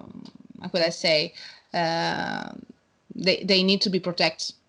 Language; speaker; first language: English; non-native, learner; Italian